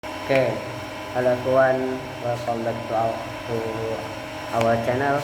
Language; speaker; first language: English; non-native, learner; Indonesian